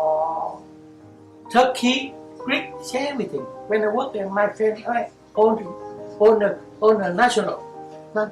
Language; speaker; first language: English; non-native, learner; Vietnamese